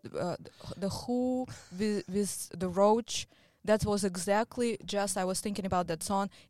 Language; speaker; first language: English; non-native, fluent; Russian